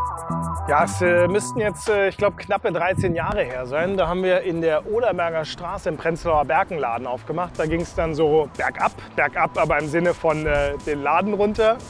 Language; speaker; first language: German; native; German